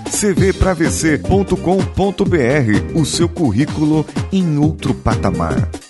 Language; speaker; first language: Portuguese; native; Portuguese